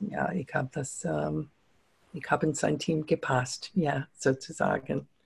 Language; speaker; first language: German; non-native, fluent; English